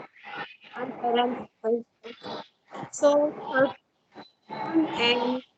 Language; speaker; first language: English; non-native, learner; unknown